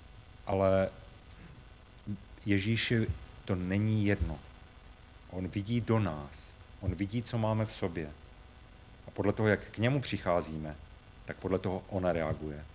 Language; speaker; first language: Czech; native; Czech